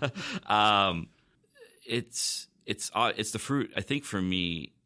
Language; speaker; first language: English; native; English